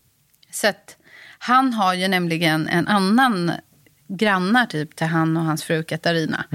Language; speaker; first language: Swedish; native; Swedish